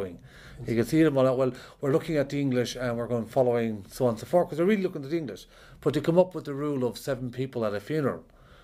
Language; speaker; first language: English; native; English